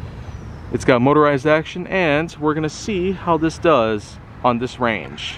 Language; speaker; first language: English; native; English